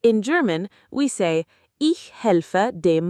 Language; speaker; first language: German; non-native, fluent; Arabic